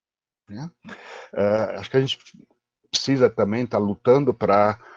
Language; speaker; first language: Portuguese; native; Portuguese